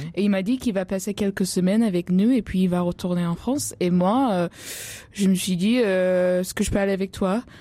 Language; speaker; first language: French; non-native, fluent; English